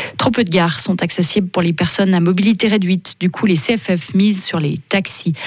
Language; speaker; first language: French; native; French